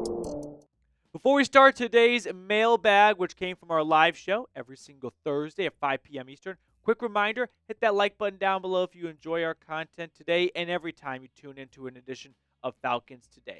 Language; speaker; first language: English; native; English